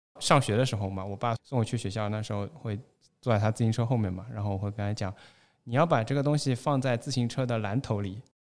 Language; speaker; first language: Chinese; non-native, local second language; Wu Chinese